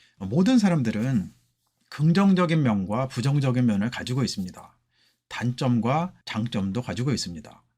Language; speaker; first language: Korean; native; Korean